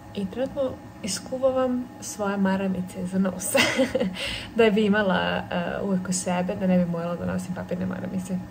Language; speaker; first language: Serbian; early bilingual, heritage; Serbian